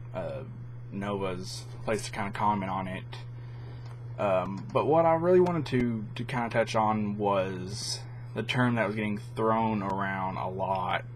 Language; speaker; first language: English; native; English